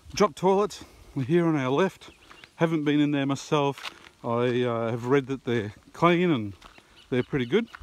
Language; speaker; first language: English; native; English